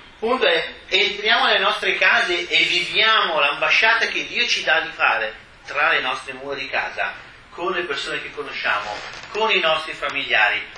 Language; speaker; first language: Italian; native; Italian